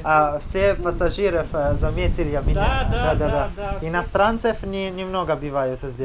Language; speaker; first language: Russian; non-native, learner; Italian